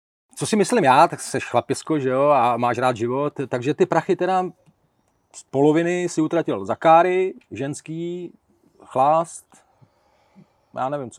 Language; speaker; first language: Czech; native; Czech